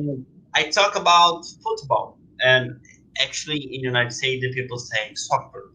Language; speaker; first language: English; non-native, learner; Portuguese